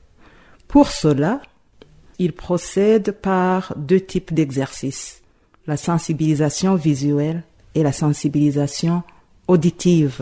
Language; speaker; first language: French; non-native, local second language; Rundi